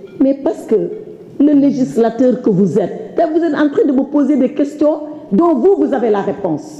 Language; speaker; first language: French; non-native, local second language; Wolof